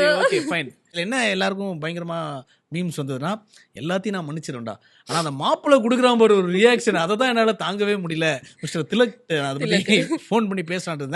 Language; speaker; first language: Tamil; native; Tamil